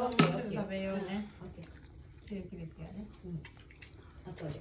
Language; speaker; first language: Japanese; non-native, learner; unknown